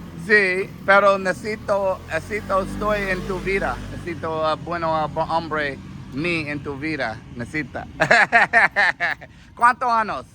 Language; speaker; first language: Spanish; non-native, learner; English